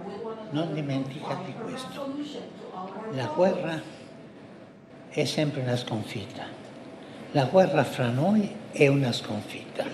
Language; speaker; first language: Italian; non-native, fluent; Spanish